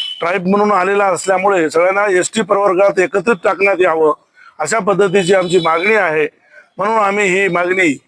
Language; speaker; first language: Marathi; non-native, local second language; Lambadi